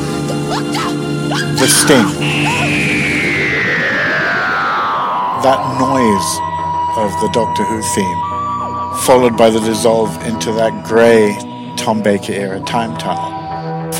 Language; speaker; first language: English; native; English